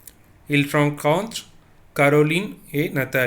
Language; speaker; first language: French; non-native, fluent; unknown